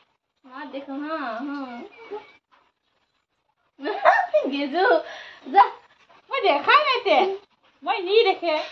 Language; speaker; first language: Hindi; non-native, local second language; Assamese